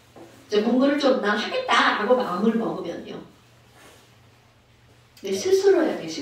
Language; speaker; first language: Korean; native; Korean